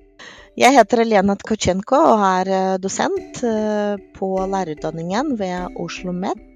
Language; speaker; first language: Norwegian; non-native, fluent; Russian